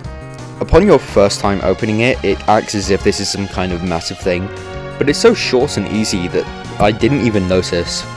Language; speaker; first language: English; native; English